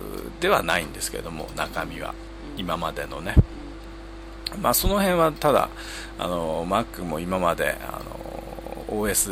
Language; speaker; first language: Japanese; native; Japanese